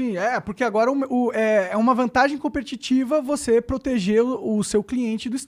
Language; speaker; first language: Portuguese; native; Portuguese